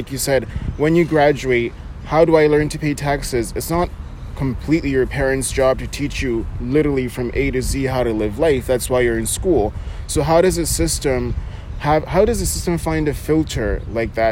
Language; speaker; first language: English; native; English